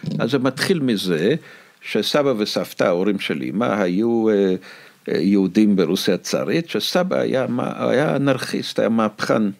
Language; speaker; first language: Hebrew; non-native, fluent; Russian